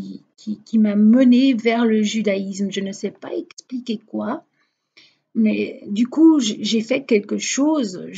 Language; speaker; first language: French; non-native, fluent; Portuguese